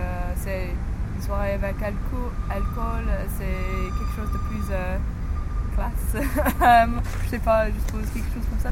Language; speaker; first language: French; non-native, fluent; English